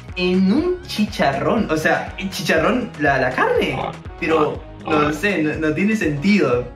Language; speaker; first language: Spanish; native; Spanish